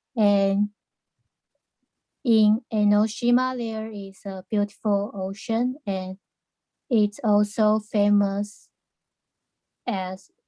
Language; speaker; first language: English; non-native, learner; Chinese